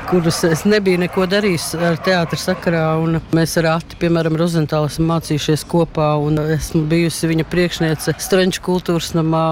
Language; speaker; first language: Latvian; native; Latvian